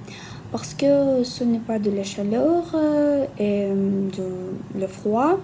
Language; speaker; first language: French; non-native, learner; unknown